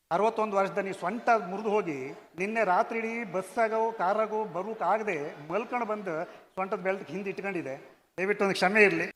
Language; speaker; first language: Kannada; non-native, local second language; Konkani